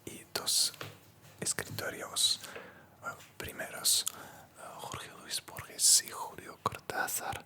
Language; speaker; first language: Spanish; non-native, learner; Russian